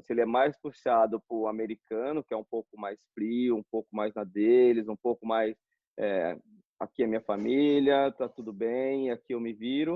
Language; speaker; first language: Portuguese; native; Portuguese